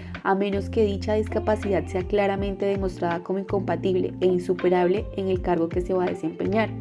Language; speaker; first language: Spanish; native; Spanish